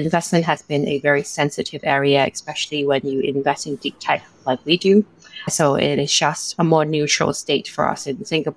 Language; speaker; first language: English; non-native, local second language; Cantonese